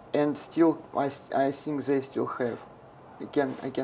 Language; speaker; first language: English; non-native, learner; Russian